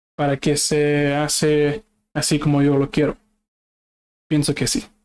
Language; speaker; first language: Spanish; non-native, learner; English